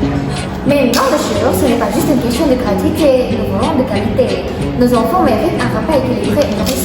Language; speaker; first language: French; non-native, learner; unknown